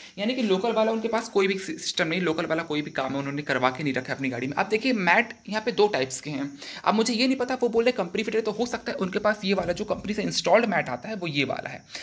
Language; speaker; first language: Hindi; native; Hindi